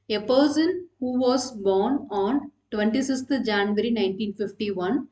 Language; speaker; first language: English; non-native, local second language; Tamil